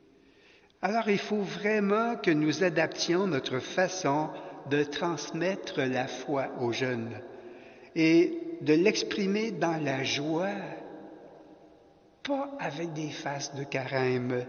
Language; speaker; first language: French; native; French